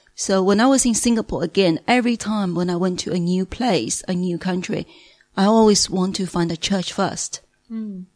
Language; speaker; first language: English; non-native, fluent; Chinese